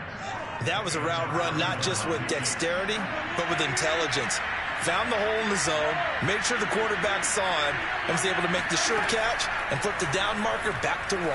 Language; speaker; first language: English; native; English